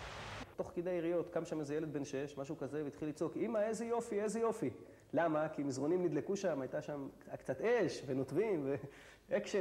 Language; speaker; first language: Hebrew; native; Hebrew